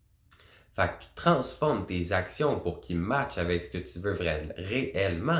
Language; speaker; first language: French; native; French